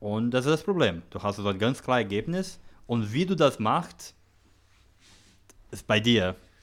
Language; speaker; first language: German; non-native, learner; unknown